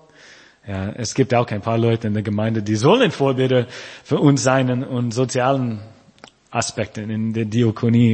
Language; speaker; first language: German; non-native, fluent; English